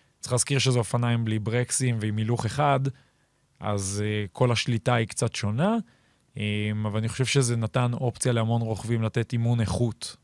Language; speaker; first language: Hebrew; native; Hebrew